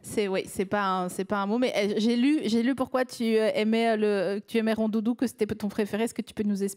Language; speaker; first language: French; native; French